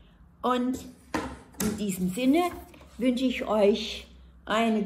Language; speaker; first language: German; non-native, fluent; English